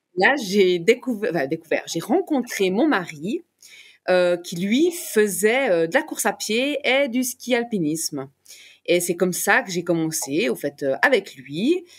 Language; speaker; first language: French; native; French